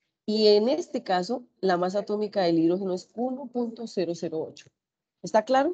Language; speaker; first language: Spanish; native; Spanish